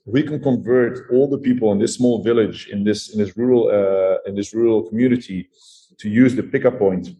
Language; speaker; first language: English; non-native, fluent; Dutch